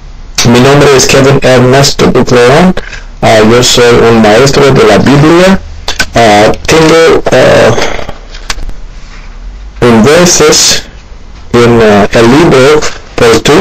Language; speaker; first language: Spanish; non-native, learner; Haitian Creole